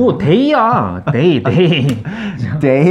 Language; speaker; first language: English; non-native, fluent; Korean